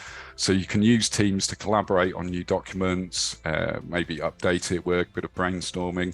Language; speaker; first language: English; native; English